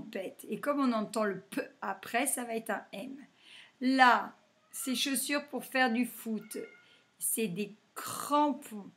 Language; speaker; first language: French; native; French